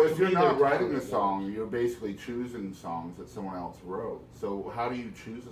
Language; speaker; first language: English; native; English